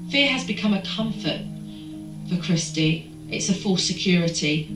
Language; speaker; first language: English; native; English